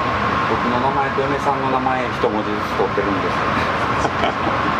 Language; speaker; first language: Japanese; native; Japanese